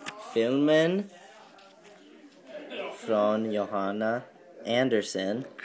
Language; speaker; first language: Swedish; non-native, learner; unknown